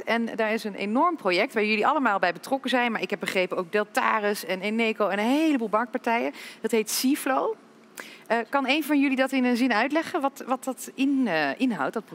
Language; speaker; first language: Dutch; native; Dutch